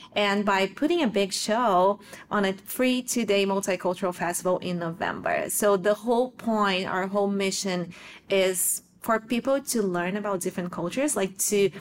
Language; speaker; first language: English; non-native, fluent; Portuguese